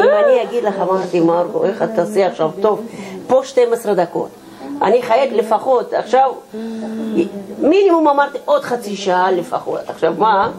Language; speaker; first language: Hebrew; non-native, fluent; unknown